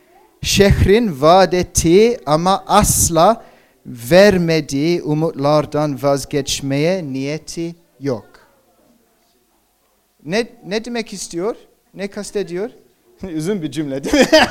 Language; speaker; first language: Turkish; non-native, fluent; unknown